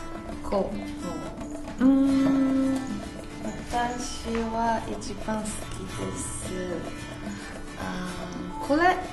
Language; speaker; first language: Japanese; non-native, learner; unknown